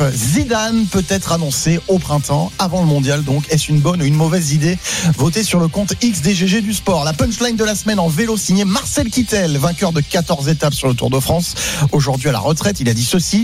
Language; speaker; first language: French; native; French